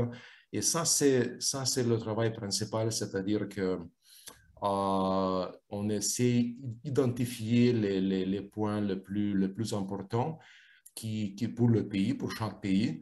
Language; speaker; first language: French; non-native, fluent; Lithuanian